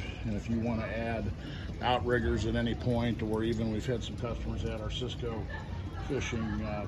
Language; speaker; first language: English; native; English